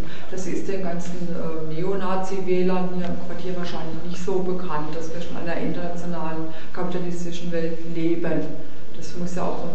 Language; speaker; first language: German; native; German